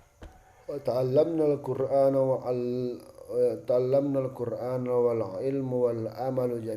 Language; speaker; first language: Arabic; non-native, fluent; Indonesian